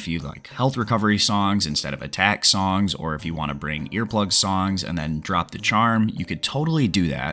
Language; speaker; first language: English; native; English